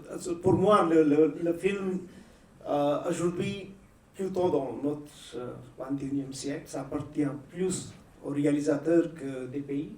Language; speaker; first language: French; non-native, fluent; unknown